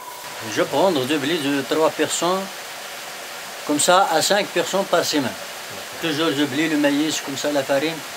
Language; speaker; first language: French; non-native, learner; Berber languages